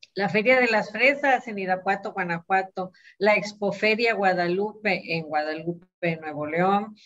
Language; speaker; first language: Spanish; native; Spanish